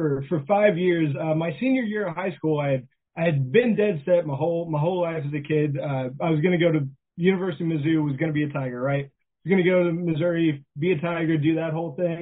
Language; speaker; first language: English; native; English